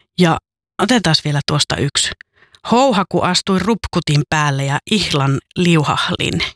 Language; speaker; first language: Finnish; native; Finnish